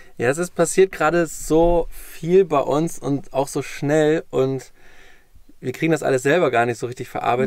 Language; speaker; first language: German; native; German